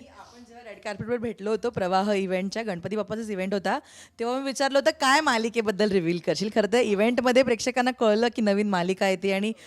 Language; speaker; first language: Marathi; native; Marathi